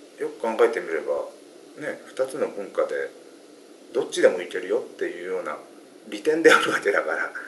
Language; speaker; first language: Japanese; native; Japanese